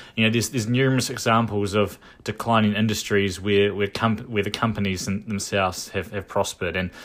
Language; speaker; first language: English; native; English